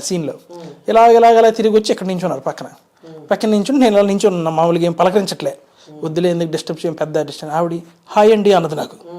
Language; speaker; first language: Telugu; native; Telugu